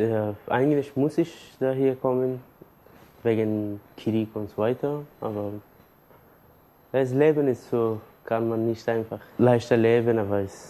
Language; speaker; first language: German; non-native, learner; Persian